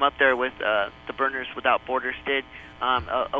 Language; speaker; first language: English; non-native, fluent; Spanish